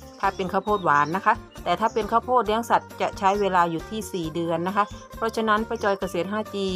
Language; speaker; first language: Thai; native; Thai